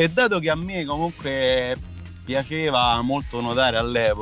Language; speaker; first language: Italian; native; Italian